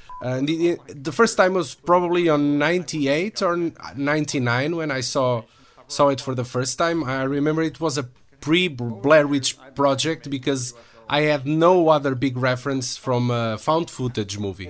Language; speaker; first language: English; non-native, fluent; Portuguese